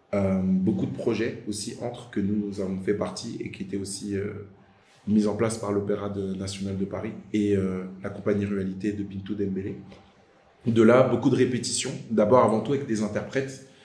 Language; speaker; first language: French; native; French